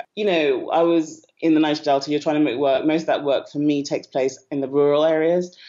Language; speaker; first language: English; native; English